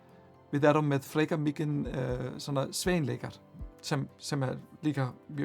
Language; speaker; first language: Icelandic; non-native, fluent; Danish